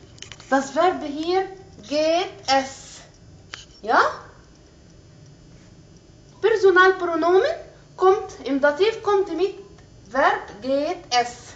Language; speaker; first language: German; non-native, fluent; Arabic